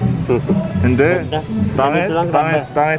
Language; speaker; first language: Filipino; non-native, learner; Arabic